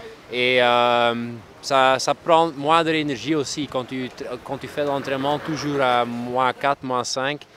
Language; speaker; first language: French; non-native, local second language; Dutch